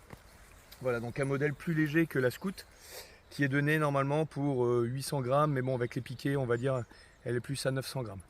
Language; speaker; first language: French; native; French